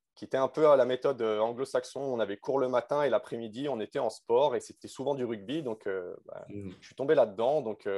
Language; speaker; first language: French; native; French